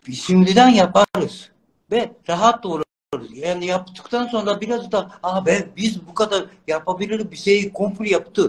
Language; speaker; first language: Turkish; non-native, learner; Japanese